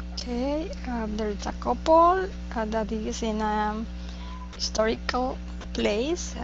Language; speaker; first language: English; non-native, learner; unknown